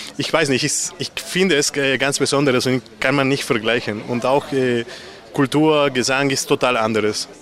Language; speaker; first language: German; non-native, learner; Spanish